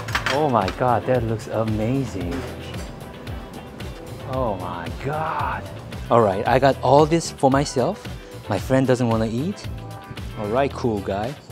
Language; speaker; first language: English; non-native, fluent; Korean